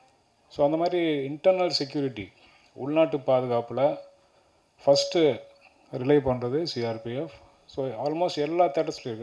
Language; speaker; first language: Tamil; native; Tamil